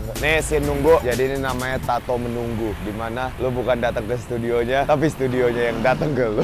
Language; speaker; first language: Indonesian; native; Indonesian